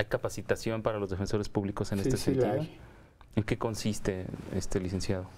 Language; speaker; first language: Spanish; native; Spanish